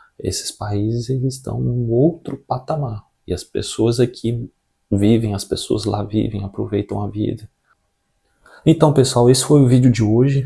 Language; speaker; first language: Portuguese; native; Portuguese